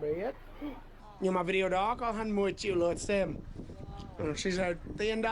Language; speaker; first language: Vietnamese; non-native, fluent; English